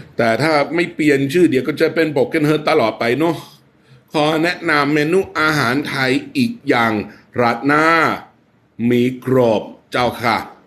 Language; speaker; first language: Thai; non-native, fluent; English